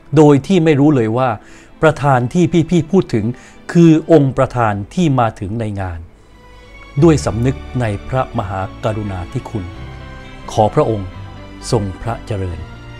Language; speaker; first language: Thai; native; Thai